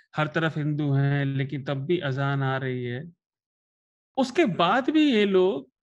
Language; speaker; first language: Hindi; native; Hindi